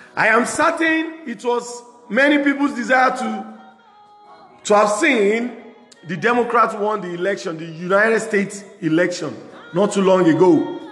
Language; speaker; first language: English; non-native, local second language; Yoruba